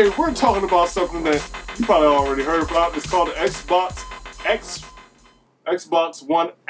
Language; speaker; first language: English; native; English